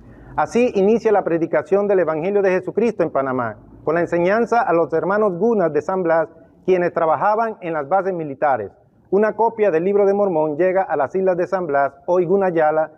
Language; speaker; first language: Spanish; native; Spanish